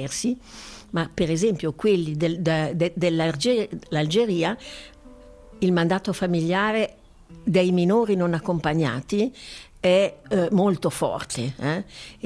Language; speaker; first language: Italian; native; Italian